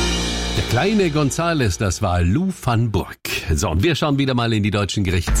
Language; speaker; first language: German; native; German